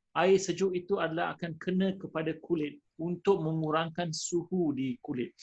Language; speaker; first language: Malay; non-native, local second language; Tamil